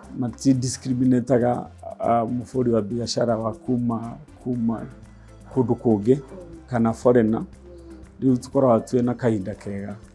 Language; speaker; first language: Kikuyu; non-native, local second language; Embu